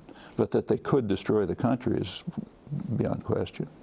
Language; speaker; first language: English; native; English